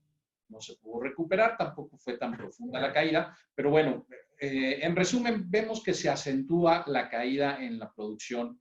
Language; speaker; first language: Spanish; native; Spanish